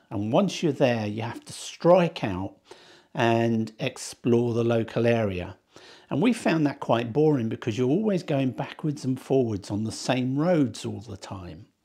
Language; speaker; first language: English; native; English